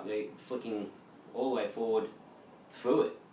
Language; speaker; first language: English; native; English